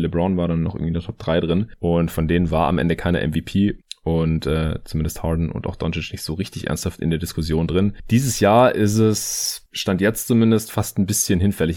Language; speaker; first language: German; native; German